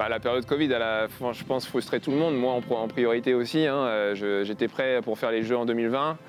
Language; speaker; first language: French; native; French